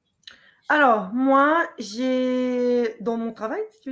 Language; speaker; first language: French; non-native, fluent; Portuguese